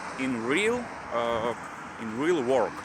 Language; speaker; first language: English; non-native, learner; Russian